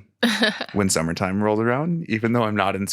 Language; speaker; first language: English; native; English